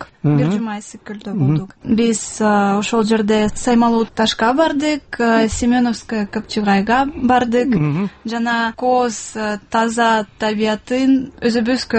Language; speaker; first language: Kyrgyz; non-native, fluent; Russian